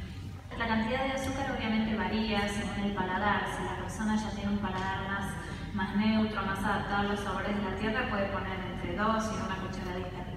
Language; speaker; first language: Spanish; native; Spanish